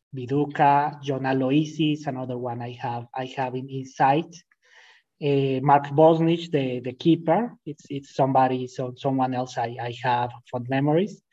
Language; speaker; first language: English; non-native, fluent; Spanish